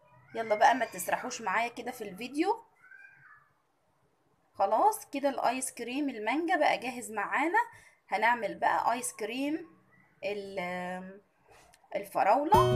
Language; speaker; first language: Arabic; native; Arabic